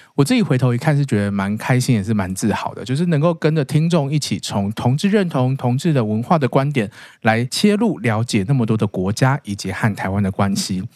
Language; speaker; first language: Chinese; native; Chinese